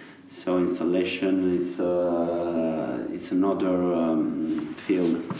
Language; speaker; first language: English; non-native, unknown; Italian